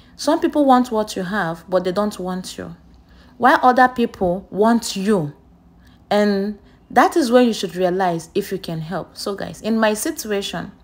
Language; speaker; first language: English; non-native, local second language; Igbo